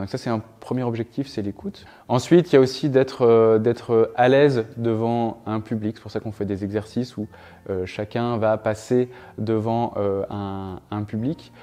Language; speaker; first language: French; native; French